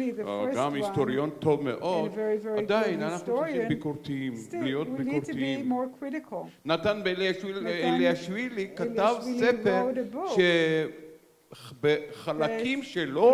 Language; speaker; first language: Hebrew; non-native, fluent; Georgian